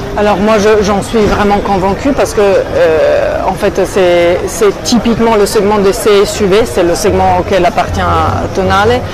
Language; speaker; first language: French; non-native, fluent; Italian